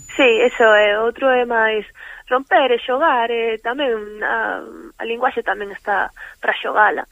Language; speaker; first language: Galician; native; Galician